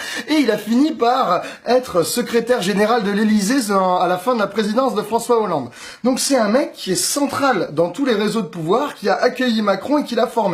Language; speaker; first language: French; native; French